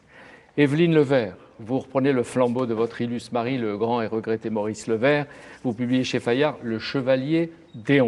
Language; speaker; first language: French; native; French